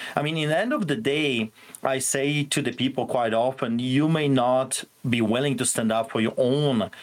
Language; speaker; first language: English; non-native, fluent; Polish